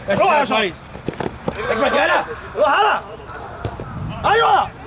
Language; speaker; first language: Arabic; native; Arabic